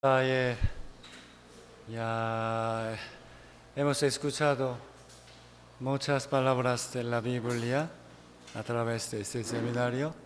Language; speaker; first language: Spanish; non-native, fluent; Korean